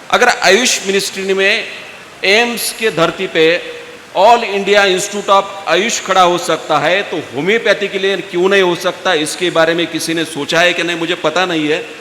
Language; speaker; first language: Hindi; non-native, local second language; Marathi